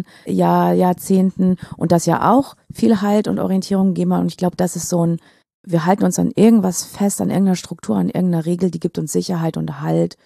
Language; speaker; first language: German; native; German